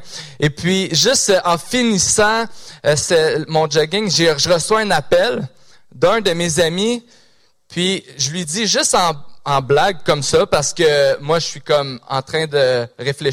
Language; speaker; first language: French; native; French